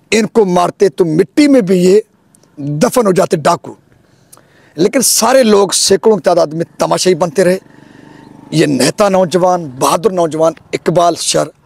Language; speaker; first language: Urdu; non-native, local second language; Sindhi